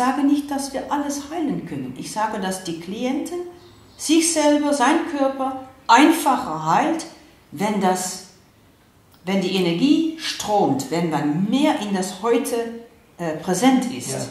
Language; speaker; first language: German; non-native, fluent; Dutch